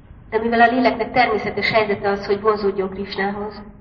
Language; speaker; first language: Hungarian; native; Hungarian